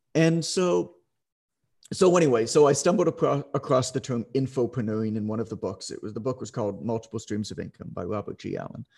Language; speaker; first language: English; native; English